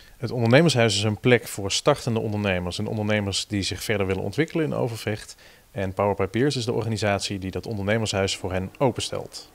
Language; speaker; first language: Dutch; native; Dutch